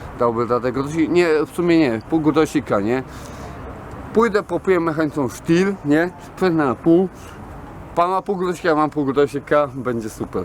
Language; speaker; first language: Polish; native; Polish